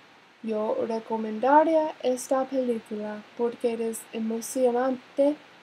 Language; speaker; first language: Spanish; non-native, learner; English